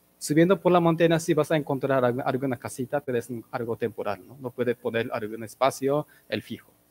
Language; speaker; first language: Spanish; non-native, fluent; Japanese